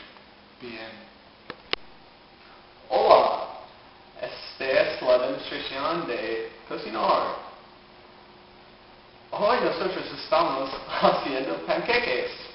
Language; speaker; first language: Spanish; non-native, learner; English